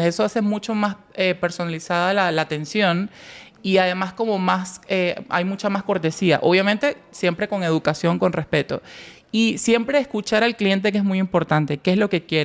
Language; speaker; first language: Spanish; native; Spanish